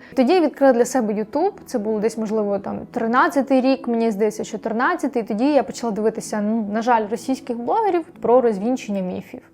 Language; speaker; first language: Ukrainian; non-native, local second language; Russian